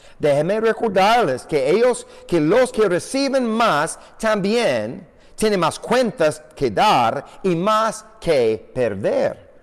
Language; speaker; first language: Spanish; non-native, fluent; English